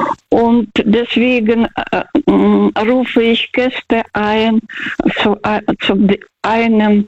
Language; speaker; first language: German; non-native, fluent; Russian